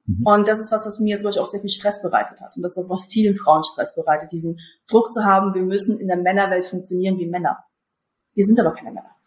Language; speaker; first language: German; early bilingual, other home language; Russian